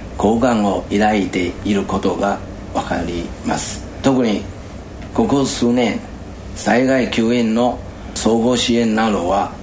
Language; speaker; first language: Japanese; non-native, fluent; Chinese